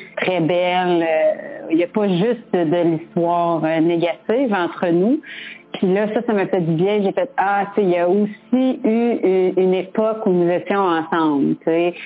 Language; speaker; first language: French; native; French